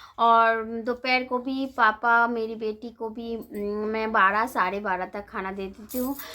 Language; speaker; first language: Hindi; non-native, local second language; Bangla